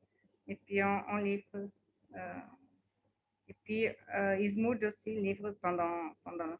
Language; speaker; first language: French; non-native, fluent; Portuguese